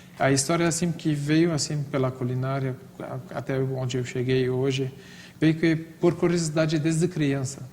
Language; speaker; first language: Portuguese; non-native, fluent; Arabic